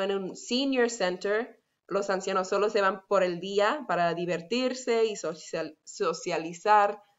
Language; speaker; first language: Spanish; non-native, fluent; English